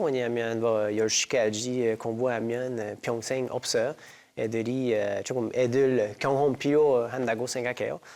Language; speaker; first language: Korean; non-native, fluent; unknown